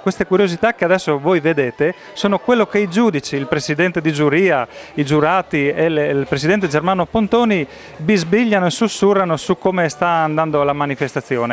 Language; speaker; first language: Italian; native; Italian